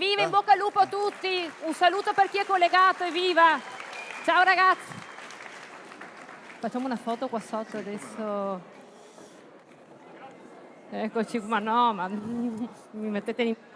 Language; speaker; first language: Italian; native; Italian